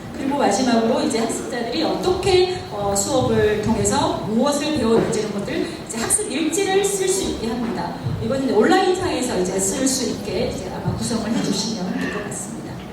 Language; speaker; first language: Korean; native; Korean